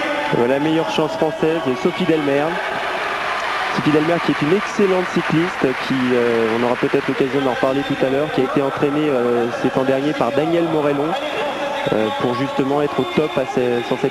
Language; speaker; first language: French; native; French